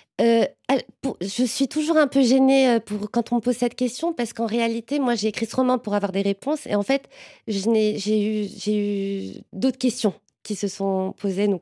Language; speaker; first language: French; non-native, local second language; Arabic